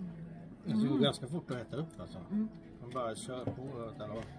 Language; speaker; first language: Swedish; non-native, learner; Thai